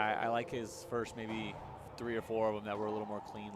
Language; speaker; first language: English; native; English